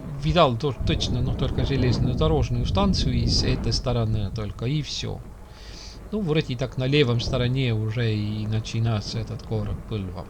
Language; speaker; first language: Russian; non-native, local second language; Estonian